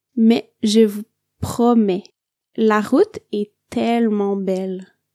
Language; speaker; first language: French; native; French